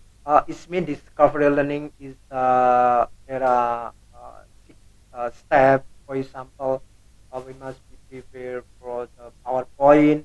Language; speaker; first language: English; non-native, learner; Indonesian